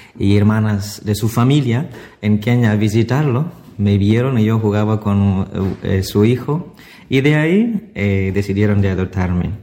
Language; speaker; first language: Spanish; non-native, fluent; Italian